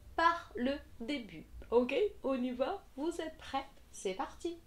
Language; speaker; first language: French; non-native, fluent; Portuguese